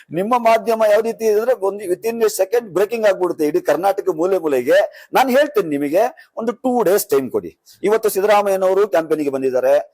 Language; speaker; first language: Kannada; non-native, local second language; Urdu